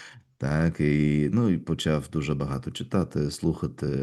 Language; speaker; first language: Ukrainian; non-native, fluent; Russian